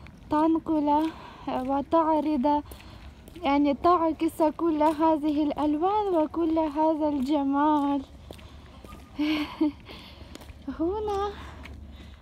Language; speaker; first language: Arabic; non-native, fluent; Ukrainian